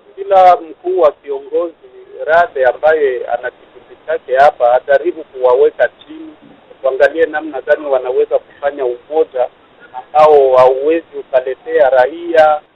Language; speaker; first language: Swahili; native; Swahili